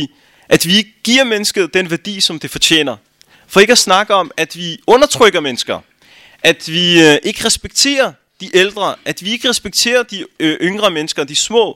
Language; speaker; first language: Danish; early bilingual, other home language; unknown